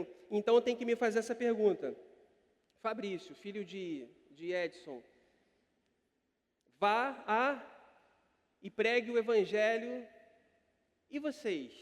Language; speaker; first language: Portuguese; native; Portuguese